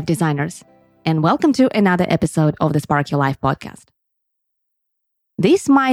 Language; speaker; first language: English; non-native, fluent; Russian